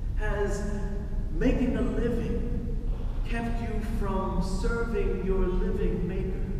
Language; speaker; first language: English; native; English